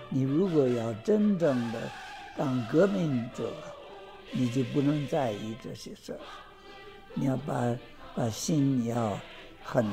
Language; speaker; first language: Chinese; non-native, fluent; English